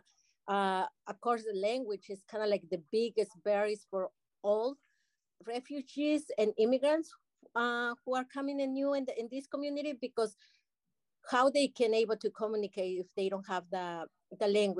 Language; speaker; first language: English; non-native, learner; Spanish